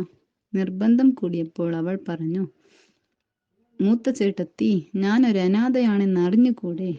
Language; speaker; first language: Malayalam; native; Malayalam